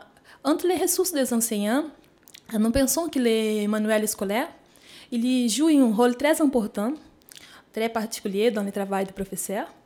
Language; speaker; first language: French; non-native, fluent; Portuguese